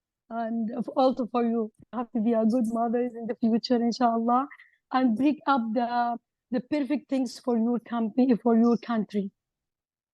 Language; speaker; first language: English; non-native, learner; Arabic